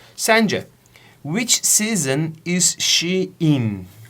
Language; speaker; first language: English; non-native, fluent; Turkish